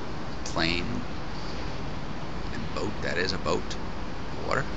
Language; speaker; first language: English; native; English